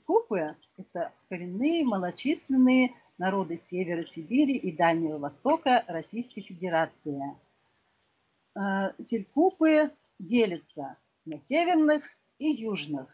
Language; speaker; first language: Russian; non-native, local second language; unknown